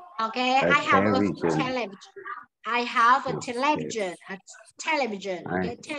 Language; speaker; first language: English; non-native, fluent; Vietnamese